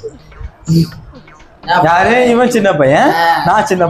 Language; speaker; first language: Tamil; native; Tamil